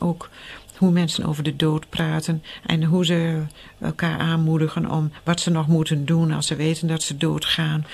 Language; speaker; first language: Dutch; native; Dutch